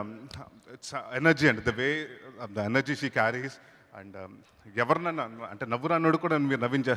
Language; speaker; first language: Telugu; native; Telugu